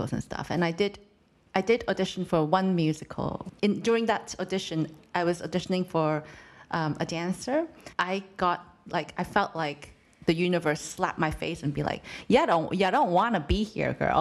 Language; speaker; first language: English; non-native, local second language; Cantonese